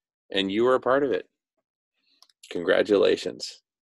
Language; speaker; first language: English; native; English